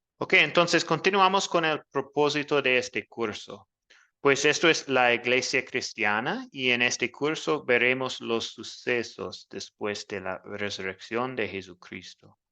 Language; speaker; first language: Spanish; non-native, learner; English